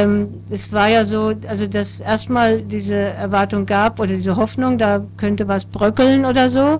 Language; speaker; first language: German; native; German